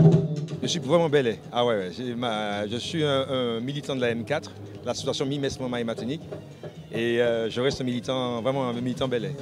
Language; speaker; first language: French; native; French